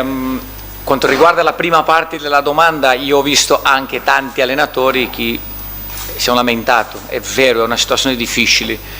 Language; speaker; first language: Italian; non-native, fluent; Portuguese